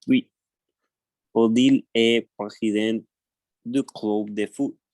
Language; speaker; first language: French; non-native, learner; Spanish